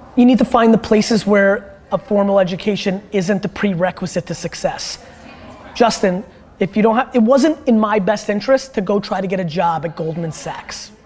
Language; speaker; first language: English; early bilingual, other home language; Russian